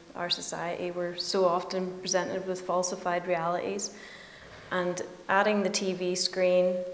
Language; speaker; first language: English; native; English